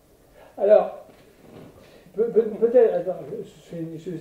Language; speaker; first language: French; native; French